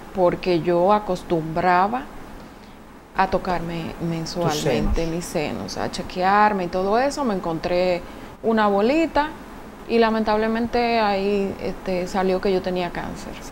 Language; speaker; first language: Spanish; native; Spanish